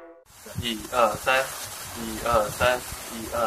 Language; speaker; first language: Chinese; native; Chinese